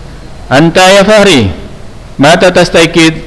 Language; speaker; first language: Arabic; non-native, fluent; Indonesian